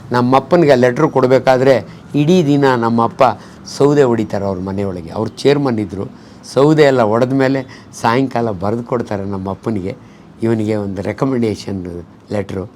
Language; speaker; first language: Kannada; native; Kannada